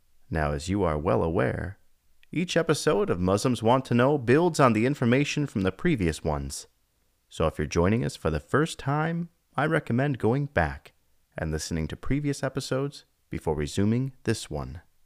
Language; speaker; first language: English; native; English